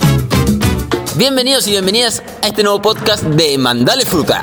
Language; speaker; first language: Spanish; native; Spanish